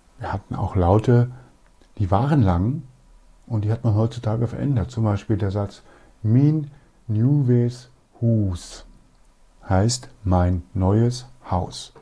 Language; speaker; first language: German; native; German